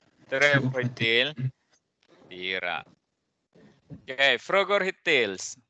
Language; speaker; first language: Swedish; non-native, fluent; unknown